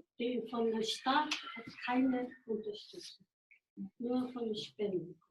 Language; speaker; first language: German; non-native, fluent; Japanese